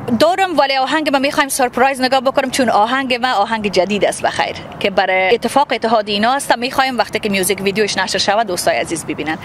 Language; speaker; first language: Persian; native; Persian